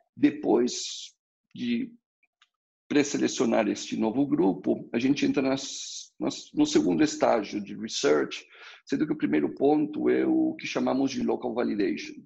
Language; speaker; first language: Portuguese; early bilingual, other home language; Spanish